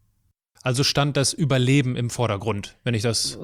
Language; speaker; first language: German; native; German